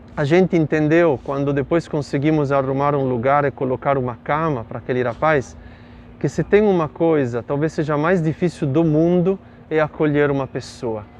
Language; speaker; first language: Portuguese; non-native, fluent; Italian